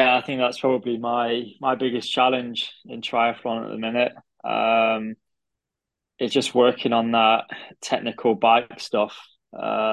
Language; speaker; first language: English; native; English